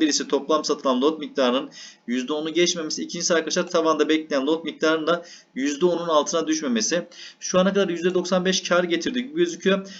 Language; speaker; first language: Turkish; native; Turkish